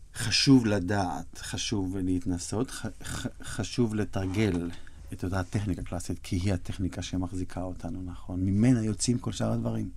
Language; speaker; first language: Hebrew; native; Hebrew